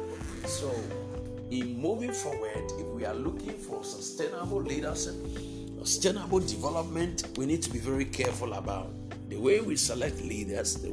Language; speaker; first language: English; non-native, local second language; Akan